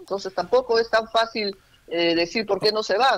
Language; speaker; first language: Spanish; native; Spanish